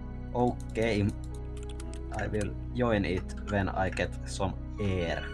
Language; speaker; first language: English; non-native, learner; Finnish